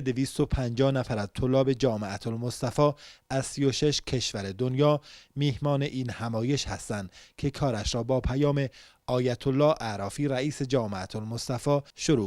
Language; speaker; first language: Persian; native; Persian